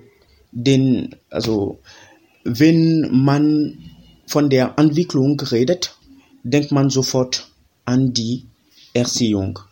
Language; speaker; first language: German; non-native, fluent; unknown